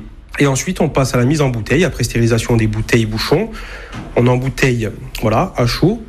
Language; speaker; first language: French; native; French